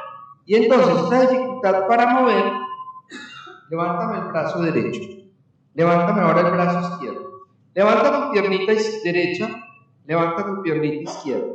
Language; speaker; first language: Spanish; native; Spanish